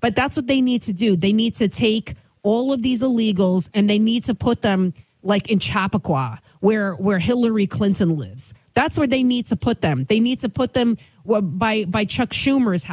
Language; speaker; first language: English; early bilingual, other home language; Albanian